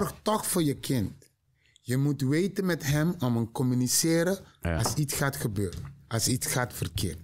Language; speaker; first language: Dutch; non-native, learner; Papiamento